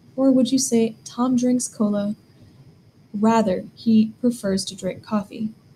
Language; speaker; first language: English; native; English